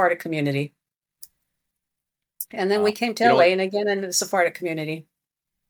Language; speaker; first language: English; early bilingual, other home language; Greek